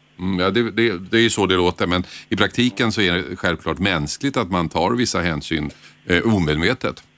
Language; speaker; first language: Swedish; native; Swedish